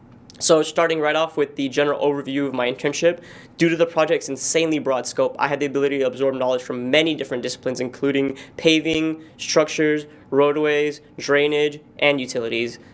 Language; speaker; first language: English; native; English